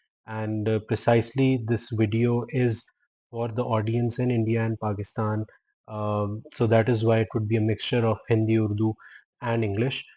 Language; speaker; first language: English; non-native, local second language; Urdu